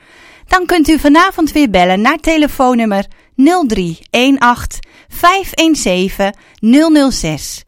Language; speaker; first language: Dutch; native; Dutch